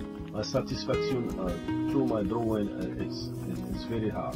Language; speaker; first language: English; non-native, learner; Arabic